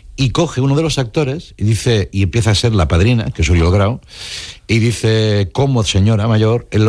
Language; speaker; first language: Spanish; non-native, local second language; Catalan